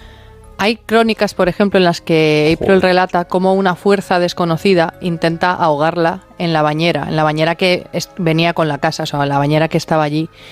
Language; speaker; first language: Spanish; native; Spanish